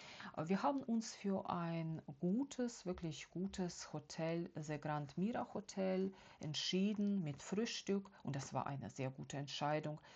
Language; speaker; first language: German; non-native, fluent; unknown